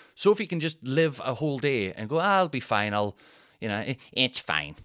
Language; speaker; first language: English; native; English